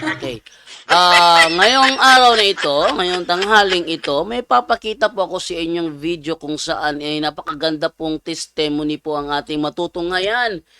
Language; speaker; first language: Filipino; non-native, local second language; Cebuano